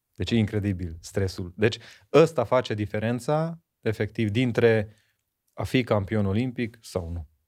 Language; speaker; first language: Romanian; non-native, local second language; Hungarian